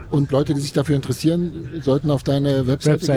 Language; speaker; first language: German; native; German